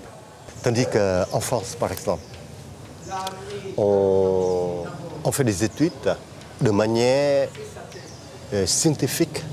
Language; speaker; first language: French; non-native, fluent; Vietnamese